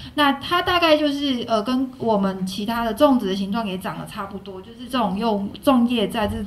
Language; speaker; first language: Chinese; native; Chinese